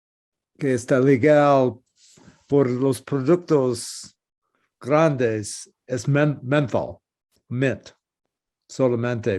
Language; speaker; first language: Spanish; non-native, learner; English